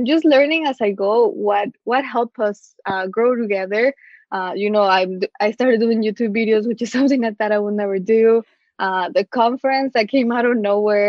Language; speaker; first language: English; early bilingual, other home language; Spanish